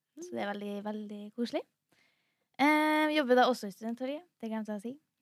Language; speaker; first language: Norwegian; native; Norwegian